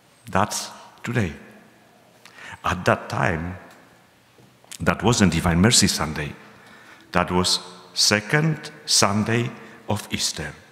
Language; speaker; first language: English; non-native, fluent; Polish